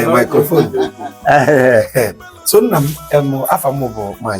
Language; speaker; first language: Igbo; native; Igbo